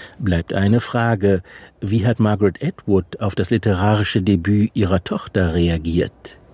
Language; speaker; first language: German; native; German